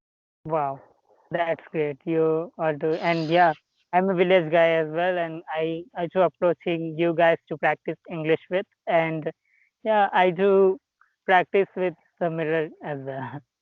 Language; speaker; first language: English; non-native, local second language; Telugu